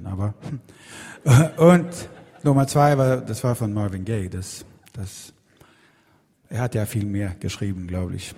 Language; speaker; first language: German; non-native, learner; Swedish